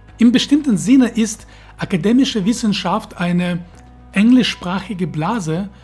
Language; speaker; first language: German; non-native, fluent; Russian